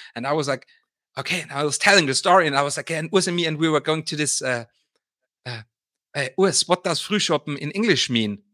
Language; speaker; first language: English; non-native, fluent; German